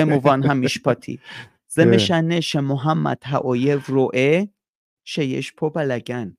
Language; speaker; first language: Hebrew; non-native, fluent; Persian